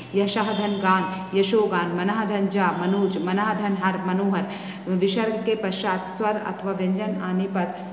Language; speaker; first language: Hindi; native; Hindi